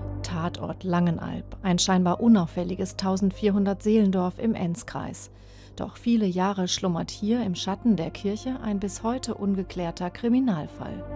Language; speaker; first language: German; native; German